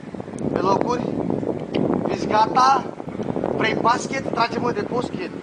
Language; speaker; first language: Romanian; native; Romanian